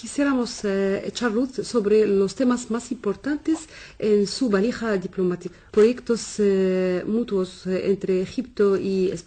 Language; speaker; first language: Spanish; non-native, fluent; Arabic